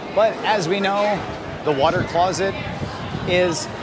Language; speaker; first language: English; native; English